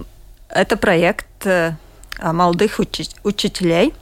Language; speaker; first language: Russian; non-native, local second language; Latvian